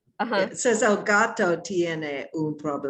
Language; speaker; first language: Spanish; non-native, learner; English